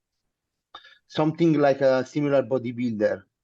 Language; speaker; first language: English; non-native, learner; Italian